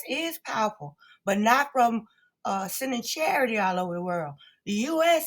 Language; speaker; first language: English; native; English